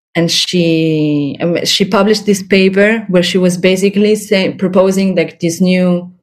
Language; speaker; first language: English; non-native, fluent; Italian